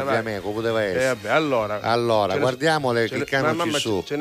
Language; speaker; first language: Italian; native; Italian